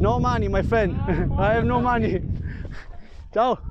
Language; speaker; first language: English; non-native, learner; Italian